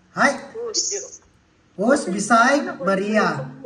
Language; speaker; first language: English; non-native, local second language; Filipino